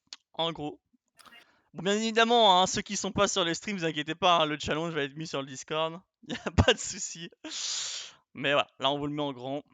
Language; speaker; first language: French; native; French